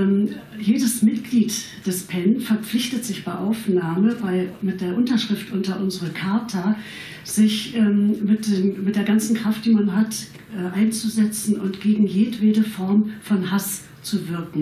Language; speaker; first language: German; native; German